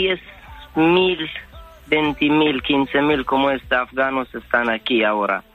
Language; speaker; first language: Spanish; non-native, learner; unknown